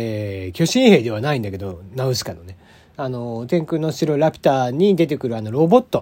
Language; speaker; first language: Japanese; native; Japanese